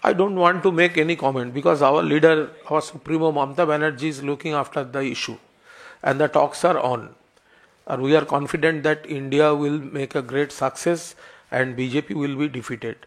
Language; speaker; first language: English; non-native, local second language; Bangla